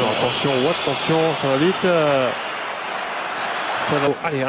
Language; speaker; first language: French; native; French